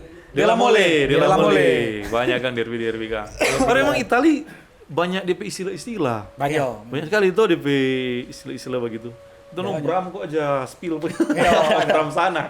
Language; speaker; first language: Indonesian; non-native, local second language; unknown